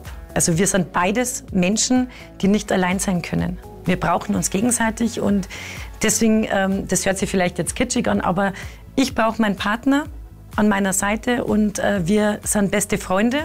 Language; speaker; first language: German; native; German